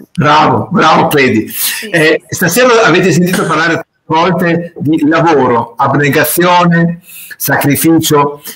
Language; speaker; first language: Italian; native; Italian